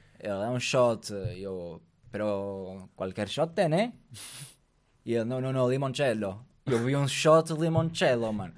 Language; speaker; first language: Portuguese; native; Portuguese